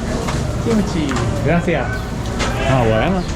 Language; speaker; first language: Spanish; non-native, learner; Japanese